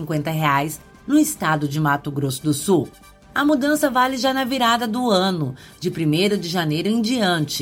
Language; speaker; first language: Portuguese; native; Portuguese